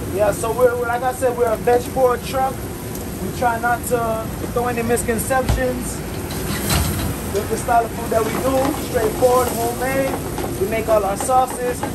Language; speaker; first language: English; native; English